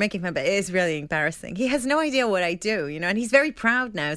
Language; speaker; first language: English; non-native, fluent; Hebrew